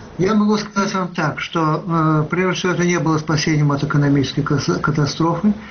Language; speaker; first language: Russian; native; Russian